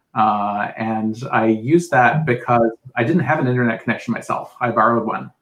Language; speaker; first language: English; native; English